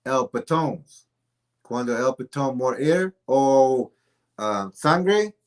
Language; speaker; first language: Spanish; non-native, learner; English